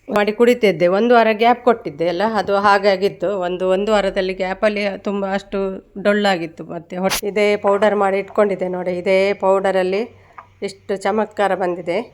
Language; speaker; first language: Kannada; native; Kannada